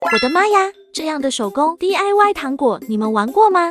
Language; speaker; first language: Chinese; native; Chinese